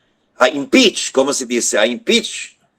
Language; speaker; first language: Spanish; non-native, fluent; Hebrew